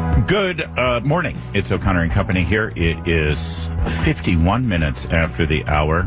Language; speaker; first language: English; native; English